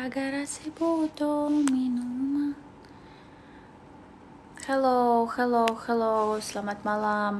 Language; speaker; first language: Indonesian; non-native, learner; Russian